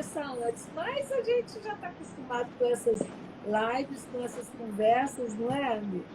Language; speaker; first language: Portuguese; native; Portuguese